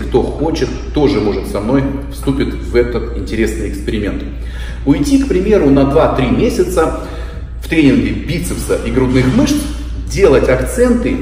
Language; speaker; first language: Russian; native; Russian